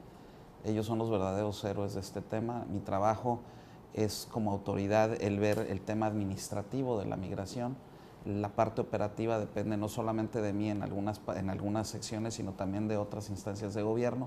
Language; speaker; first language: Spanish; native; Spanish